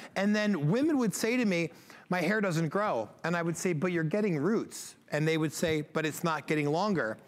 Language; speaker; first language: English; native; English